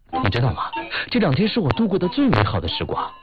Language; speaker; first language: Chinese; native; Chinese